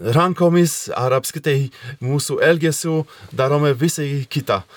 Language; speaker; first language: Lithuanian; non-native, fluent; Polish